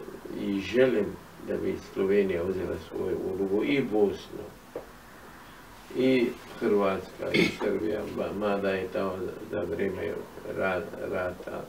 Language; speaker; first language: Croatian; non-native, fluent; Arabic